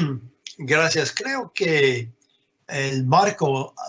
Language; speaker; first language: Spanish; non-native, fluent; English